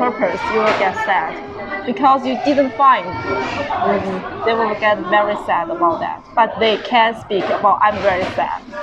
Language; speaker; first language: English; non-native, learner; Chinese